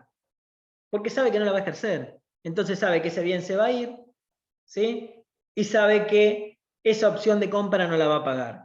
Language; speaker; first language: Spanish; native; Spanish